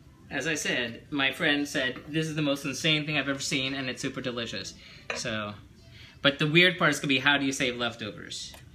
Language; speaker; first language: English; native; English